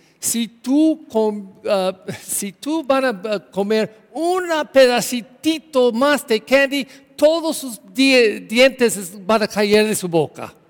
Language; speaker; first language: Spanish; non-native, learner; English